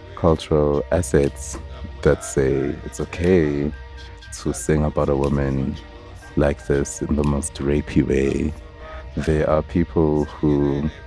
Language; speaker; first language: English; non-native, local second language; Zulu